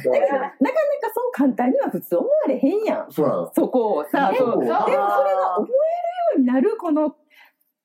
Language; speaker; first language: Japanese; native; Japanese